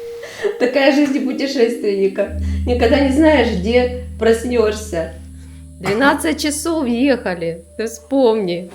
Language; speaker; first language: Russian; native; Russian